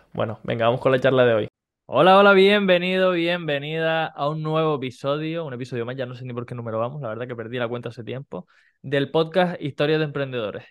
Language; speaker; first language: Spanish; native; Spanish